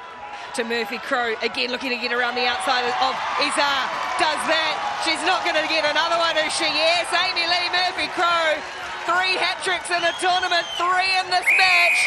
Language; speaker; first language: English; native; English